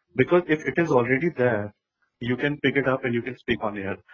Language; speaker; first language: English; non-native, local second language; Hindi